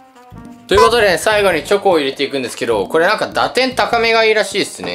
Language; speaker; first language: Japanese; native; Japanese